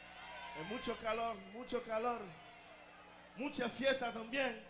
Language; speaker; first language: Spanish; non-native, learner; Haitian Creole